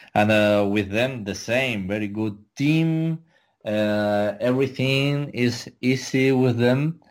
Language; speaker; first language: English; non-native, fluent; Spanish